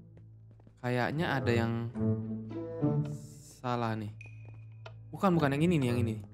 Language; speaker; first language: Indonesian; native; Indonesian